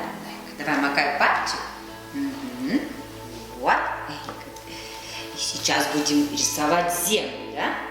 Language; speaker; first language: Russian; native; Russian